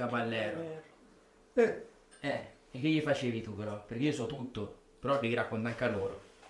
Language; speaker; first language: Italian; native; Italian